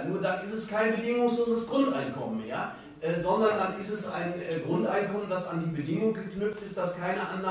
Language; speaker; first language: German; native; German